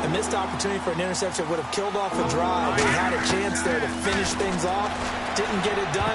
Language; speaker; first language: English; native; English